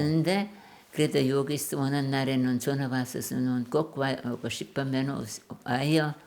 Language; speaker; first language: Korean; non-native, learner; German